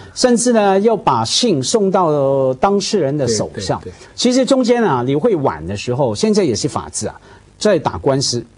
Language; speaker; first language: Chinese; non-native, fluent; Cantonese